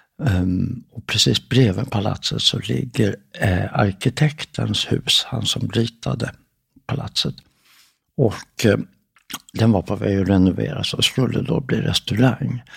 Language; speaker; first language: Swedish; native; Swedish